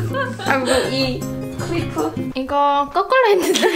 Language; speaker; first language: Korean; early bilingual, heritage; English